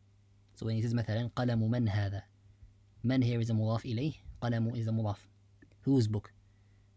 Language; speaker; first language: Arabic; non-native, fluent; English